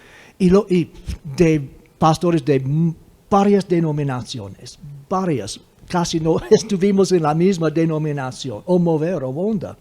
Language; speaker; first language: Spanish; non-native, fluent; English